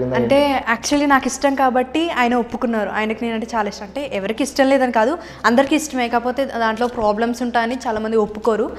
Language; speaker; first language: Telugu; early bilingual, other home language; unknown